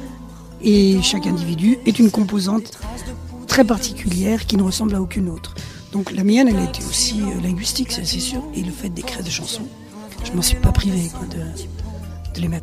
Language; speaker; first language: French; early bilingual, other home language; Spanish